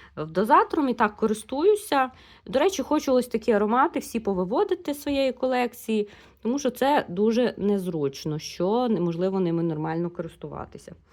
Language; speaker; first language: Ukrainian; non-native, local second language; Russian